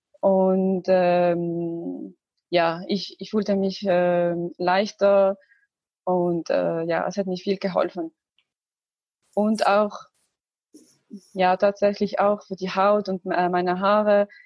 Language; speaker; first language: German; non-native, learner; Arabic